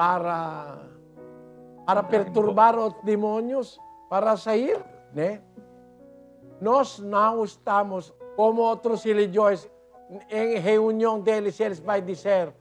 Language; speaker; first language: Portuguese; non-native, learner; Filipino